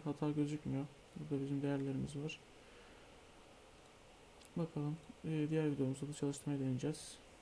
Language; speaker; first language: Turkish; native; Turkish